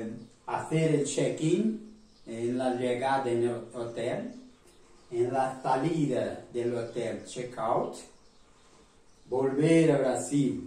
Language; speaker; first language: Spanish; non-native, learner; Portuguese